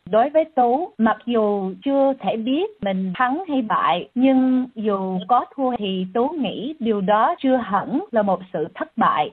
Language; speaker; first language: Vietnamese; early bilingual, heritage; Vietnamese